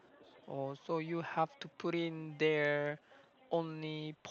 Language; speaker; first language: English; non-native, learner; Korean